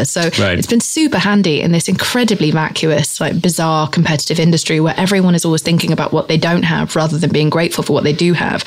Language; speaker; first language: English; native; English